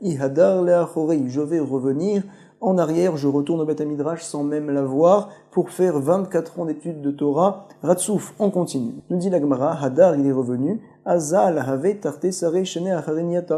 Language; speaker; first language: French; native; French